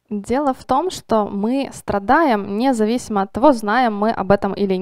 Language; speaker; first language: Russian; native; Russian